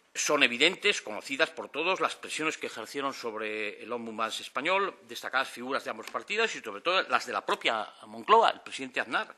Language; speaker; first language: Spanish; native; Spanish